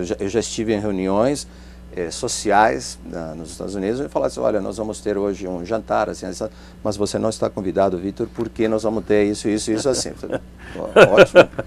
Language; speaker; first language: Portuguese; non-native, fluent; Spanish